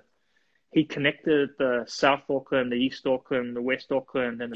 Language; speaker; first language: English; native; English